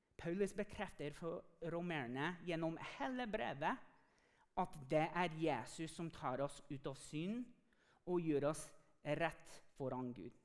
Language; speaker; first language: Norwegian; non-native, fluent; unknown